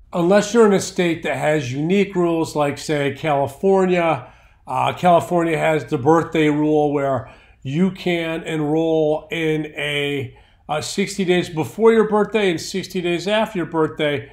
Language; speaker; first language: English; native; English